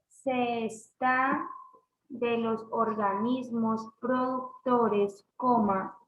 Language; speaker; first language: Spanish; native; Spanish